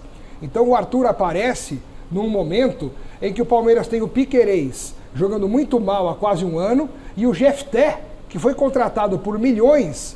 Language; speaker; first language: Portuguese; native; Portuguese